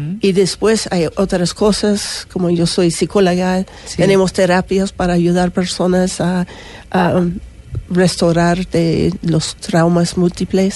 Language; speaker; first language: Spanish; non-native, learner; English